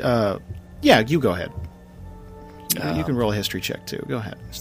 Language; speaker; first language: English; native; English